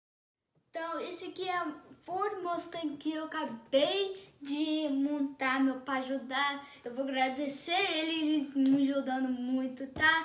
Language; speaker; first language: Portuguese; early bilingual, heritage; Portuguese